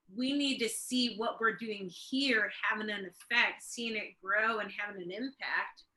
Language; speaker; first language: English; early bilingual, other home language; Swedish